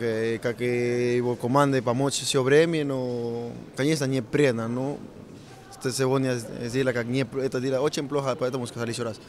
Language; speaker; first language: Russian; non-native, learner; Spanish